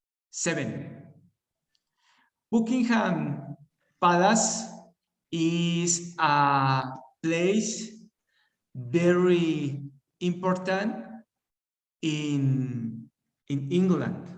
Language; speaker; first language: English; non-native, learner; Spanish